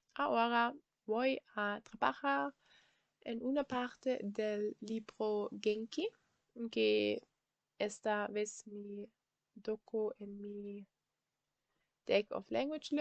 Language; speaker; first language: Spanish; non-native, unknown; German